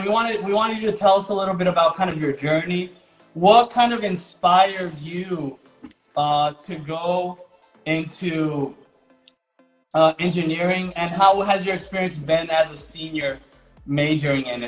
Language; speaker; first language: English; non-native, fluent; Portuguese